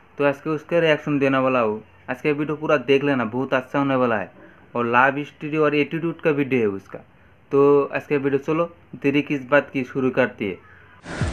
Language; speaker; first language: Hindi; non-native, local second language; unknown